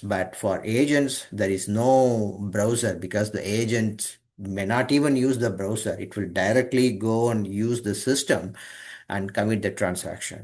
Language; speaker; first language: English; non-native, local second language; Tamil